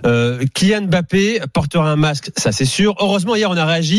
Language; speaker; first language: French; native; French